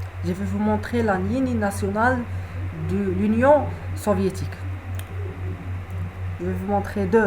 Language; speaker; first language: French; non-native, learner; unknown